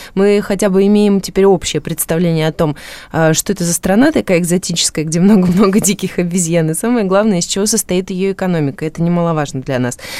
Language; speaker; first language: Russian; native; Russian